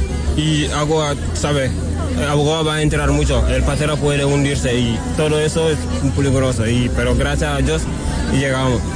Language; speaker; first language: Spanish; non-native, learner; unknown